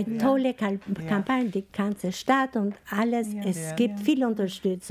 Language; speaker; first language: German; non-native, learner; Albanian